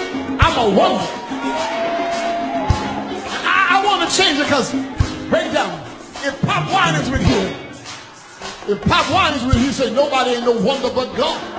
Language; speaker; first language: English; native; English